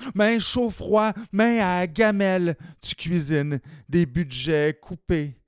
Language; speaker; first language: French; native; French